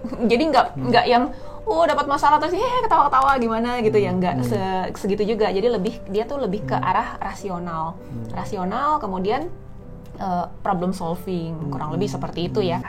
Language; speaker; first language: Indonesian; native; Indonesian